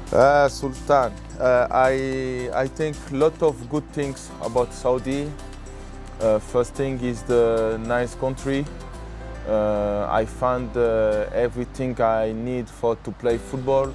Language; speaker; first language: English; non-native, learner; French